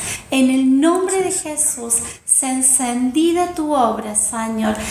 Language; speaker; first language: Spanish; native; Spanish